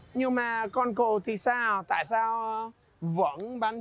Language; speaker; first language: Vietnamese; non-native, learner; English